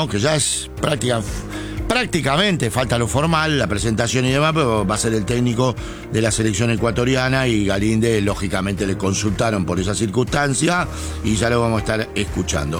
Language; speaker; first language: Spanish; native; Spanish